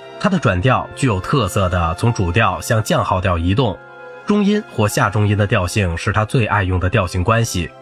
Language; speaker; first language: Chinese; native; Chinese